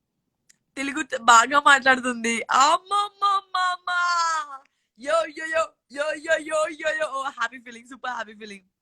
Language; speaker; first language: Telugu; non-native, local second language; Gujarati